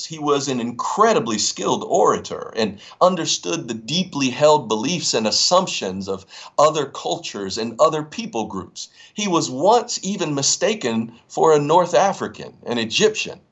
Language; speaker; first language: English; native; English